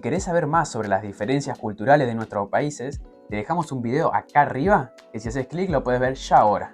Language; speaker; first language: Spanish; native; Spanish